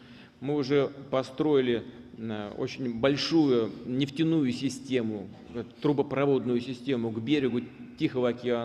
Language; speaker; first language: Russian; native; Russian